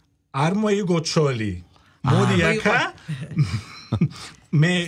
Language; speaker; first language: Georgian; non-native, learner; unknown